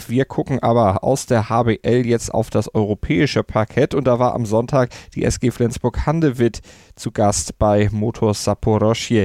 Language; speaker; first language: German; native; German